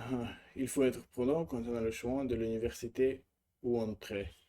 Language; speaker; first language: French; non-native, learner; Russian